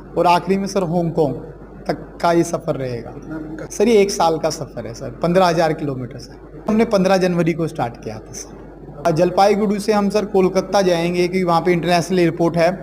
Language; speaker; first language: Hindi; native; Hindi